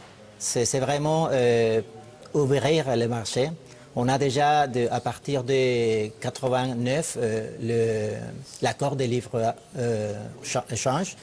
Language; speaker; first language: French; non-native, fluent; Spanish